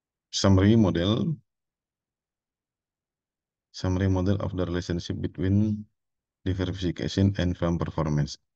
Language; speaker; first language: English; non-native, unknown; Indonesian